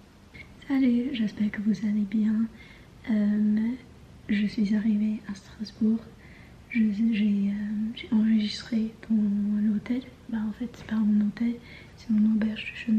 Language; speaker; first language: French; non-native, learner; English